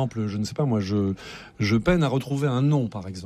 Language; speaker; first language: French; native; French